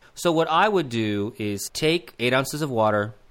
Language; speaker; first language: English; early bilingual, other home language; Gujarati